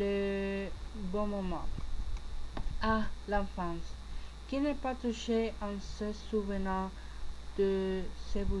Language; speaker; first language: French; non-native, learner; Spanish